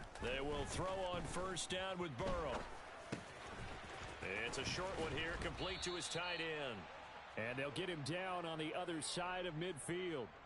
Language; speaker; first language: English; native; English